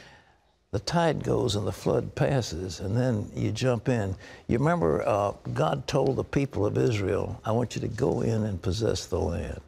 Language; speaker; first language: English; native; English